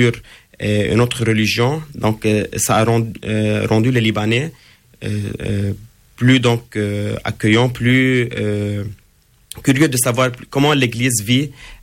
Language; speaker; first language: French; non-native, local second language; Arabic